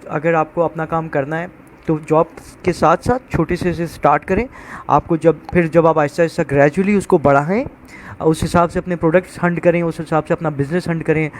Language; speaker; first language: Urdu; native; Urdu